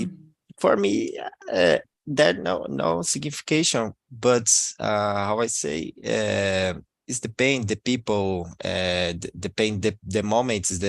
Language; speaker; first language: English; non-native, learner; Portuguese